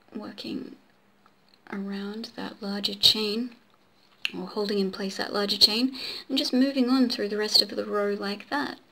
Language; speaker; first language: English; native; English